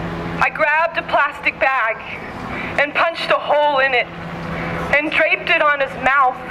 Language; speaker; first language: English; native; English